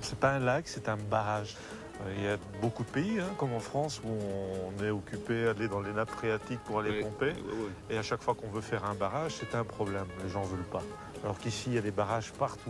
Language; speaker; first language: French; native; French